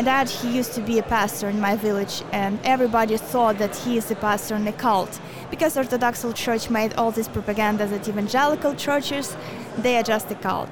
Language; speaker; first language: English; non-native, fluent; Ukrainian